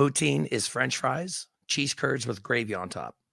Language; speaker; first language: English; native; English